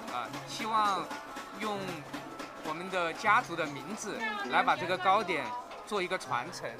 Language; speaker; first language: Chinese; native; Chinese